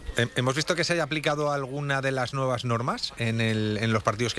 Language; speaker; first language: Spanish; native; Spanish